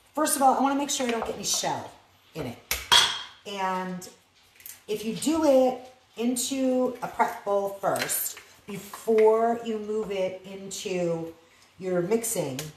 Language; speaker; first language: English; native; English